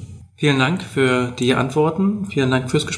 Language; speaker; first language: German; native; German